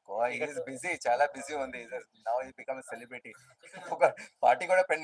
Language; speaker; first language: Telugu; non-native, learner; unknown